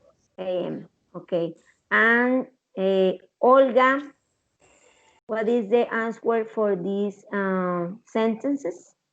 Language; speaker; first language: English; non-native, learner; Spanish